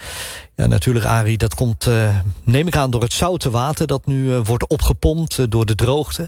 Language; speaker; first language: Dutch; native; Dutch